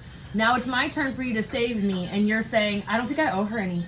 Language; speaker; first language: English; native; English